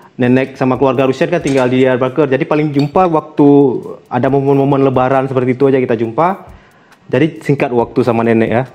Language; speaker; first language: Indonesian; native; Indonesian